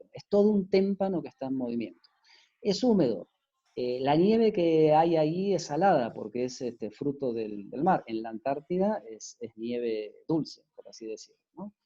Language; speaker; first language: Spanish; native; Spanish